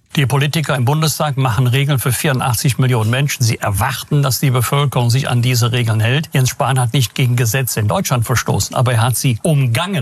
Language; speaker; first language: German; native; German